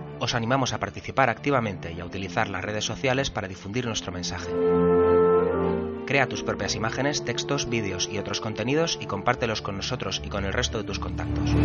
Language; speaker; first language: Spanish; native; Spanish